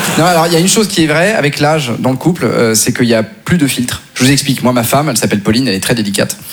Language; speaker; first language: French; native; French